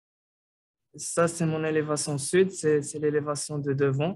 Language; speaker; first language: French; non-native, local second language; Arabic